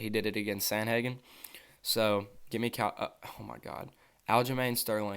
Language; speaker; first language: English; native; English